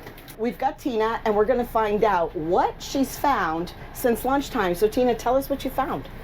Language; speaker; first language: English; native; English